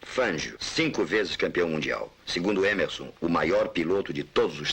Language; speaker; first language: Portuguese; native; Portuguese